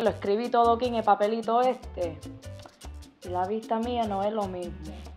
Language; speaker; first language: Spanish; early bilingual, heritage; Spanish